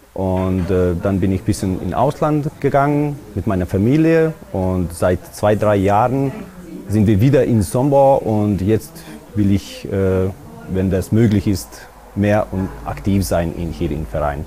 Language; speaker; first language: German; non-native, local second language; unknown